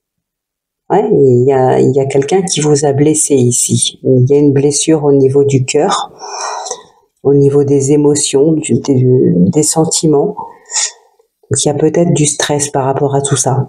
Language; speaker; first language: French; native; French